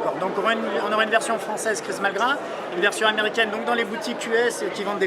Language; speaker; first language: French; native; French